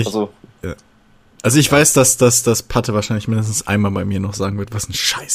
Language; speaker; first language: German; native; German